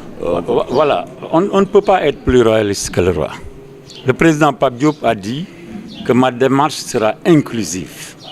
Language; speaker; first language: French; non-native, local second language; Wolof